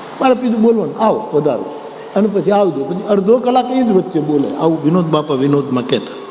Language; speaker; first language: Gujarati; native; Gujarati